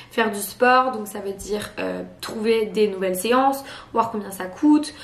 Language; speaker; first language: French; native; French